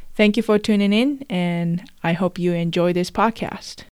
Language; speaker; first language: English; non-native, fluent; Japanese